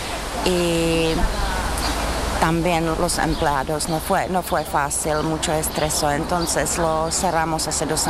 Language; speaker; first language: Spanish; non-native, learner; Czech